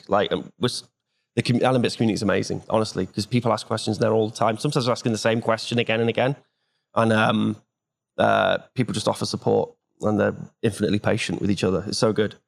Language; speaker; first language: English; native; English